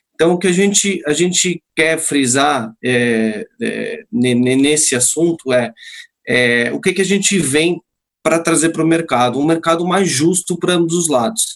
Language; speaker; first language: Portuguese; native; Portuguese